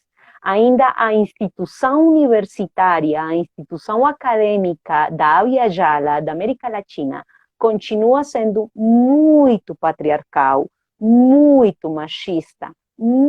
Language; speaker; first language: Portuguese; non-native, fluent; Spanish